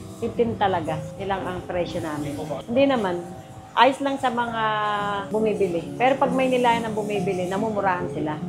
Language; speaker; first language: Filipino; native; Filipino